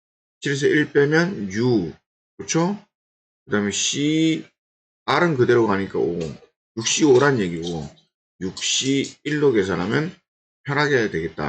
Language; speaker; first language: Korean; native; Korean